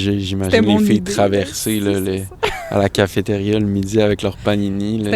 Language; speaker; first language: French; native; French